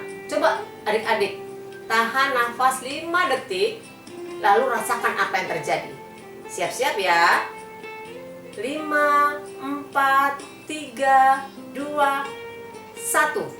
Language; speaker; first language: Indonesian; native; Indonesian